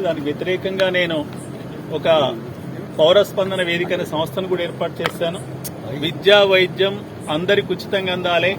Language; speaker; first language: Telugu; native; Telugu